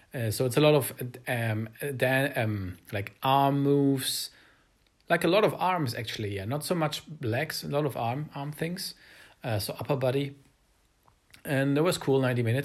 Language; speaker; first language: English; non-native, fluent; German